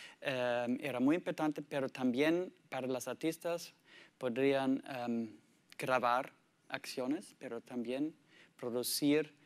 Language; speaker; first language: Spanish; non-native, learner; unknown